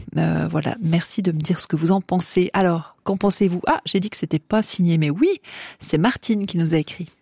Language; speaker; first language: French; native; French